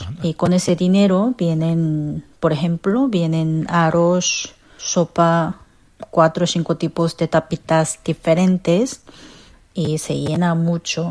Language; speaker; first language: Spanish; non-native, fluent; Korean